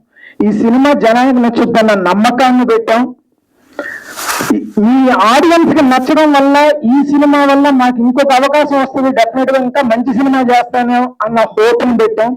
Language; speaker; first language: Telugu; native; Telugu